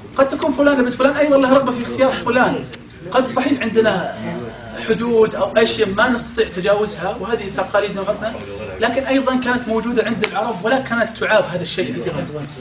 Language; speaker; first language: Arabic; native; Arabic